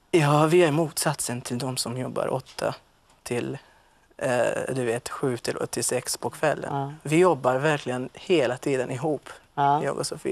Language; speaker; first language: Swedish; non-native, fluent; Maltese